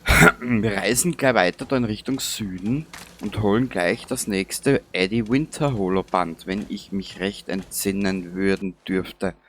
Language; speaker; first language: German; native; German